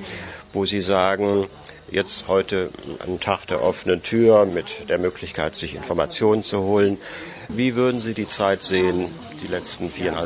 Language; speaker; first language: German; native; German